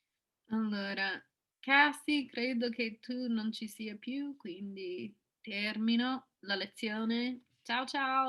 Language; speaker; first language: Italian; non-native, fluent; English